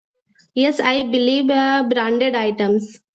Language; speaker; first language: English; non-native, learner; Hindi